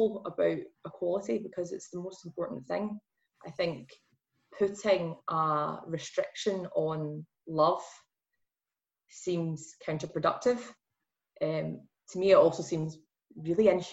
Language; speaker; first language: English; native; English